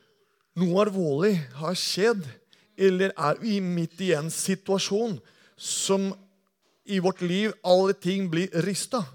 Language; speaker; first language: Norwegian; non-native, fluent; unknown